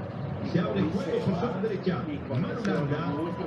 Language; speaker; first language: Spanish; native; Spanish